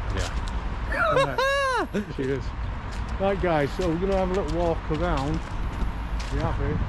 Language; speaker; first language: English; native; English